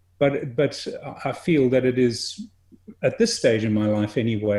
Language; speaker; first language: English; native; English